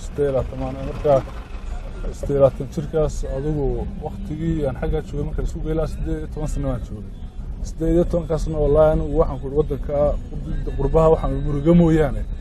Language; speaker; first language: Somali; early bilingual, other home language; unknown